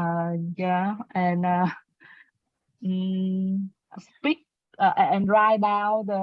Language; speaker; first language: English; non-native, learner; Vietnamese